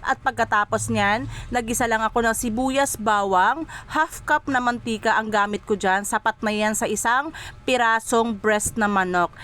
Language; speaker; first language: Filipino; non-native, local second language; Cebuano